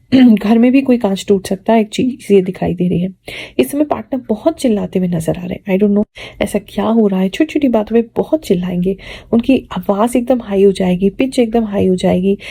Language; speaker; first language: Hindi; native; Hindi